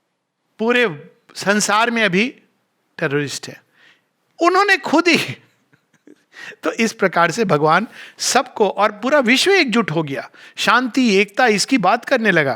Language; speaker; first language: Hindi; native; Hindi